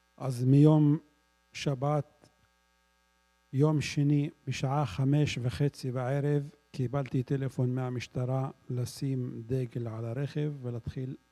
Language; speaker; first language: Hebrew; non-native, local second language; Arabic